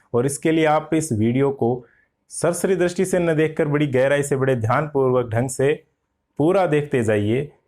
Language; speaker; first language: Hindi; native; Hindi